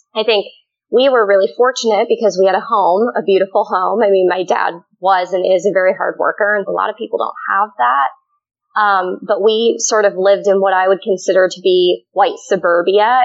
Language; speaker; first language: English; native; English